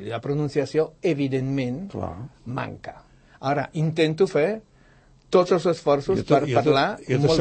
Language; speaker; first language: Catalan; non-native, fluent; Polish